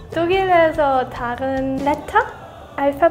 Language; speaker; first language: Korean; non-native, learner; German